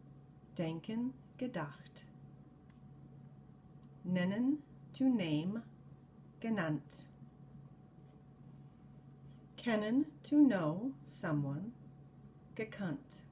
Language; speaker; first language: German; non-native, fluent; English